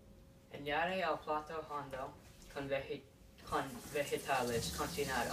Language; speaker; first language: Spanish; non-native, learner; English